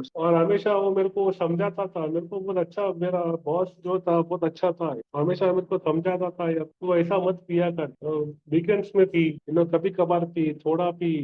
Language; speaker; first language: Hindi; native; Hindi